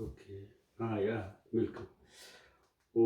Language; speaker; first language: German; non-native, learner; Tamil